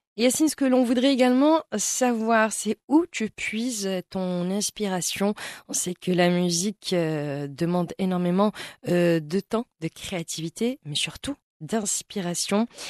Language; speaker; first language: French; non-native, local second language; Arabic